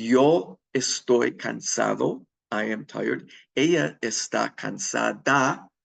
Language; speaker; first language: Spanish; non-native, fluent; English